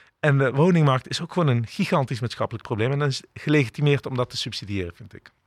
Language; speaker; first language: Dutch; early bilingual, other home language; Turkish